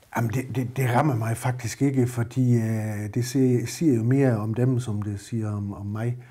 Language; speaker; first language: Danish; native; Danish